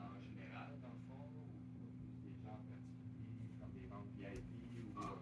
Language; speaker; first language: French; native; French